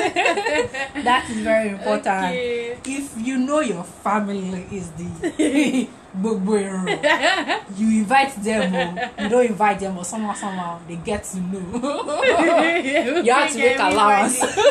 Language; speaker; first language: English; non-native, local second language; Yoruba